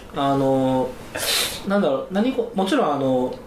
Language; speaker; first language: Japanese; non-native, fluent; Chinese